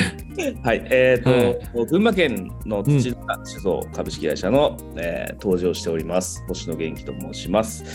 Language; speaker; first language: Japanese; native; Japanese